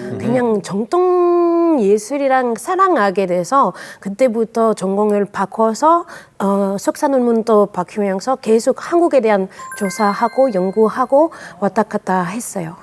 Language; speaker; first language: Korean; non-native, fluent; French